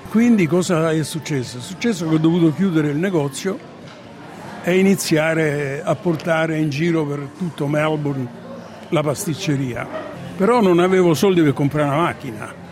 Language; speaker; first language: Italian; native; Italian